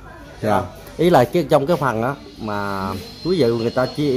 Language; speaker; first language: Vietnamese; native; Vietnamese